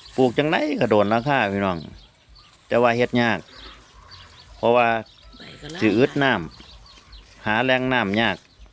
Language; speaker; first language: Thai; native; Thai